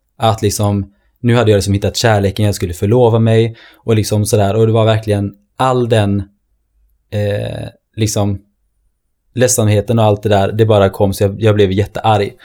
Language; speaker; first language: Swedish; early bilingual, other home language; Norwegian